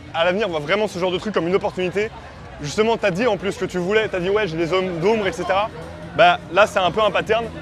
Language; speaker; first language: French; native; French